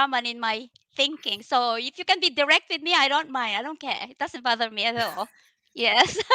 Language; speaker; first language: English; non-native, local second language; Filipino